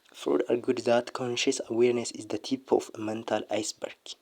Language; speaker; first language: English; non-native, local second language; Amharic